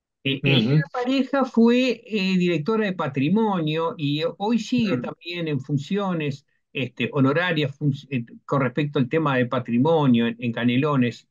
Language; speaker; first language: Spanish; native; Spanish